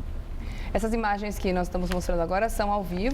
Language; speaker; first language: Portuguese; native; Portuguese